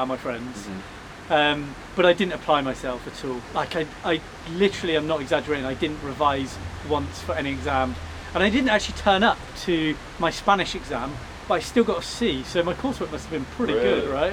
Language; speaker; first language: English; native; English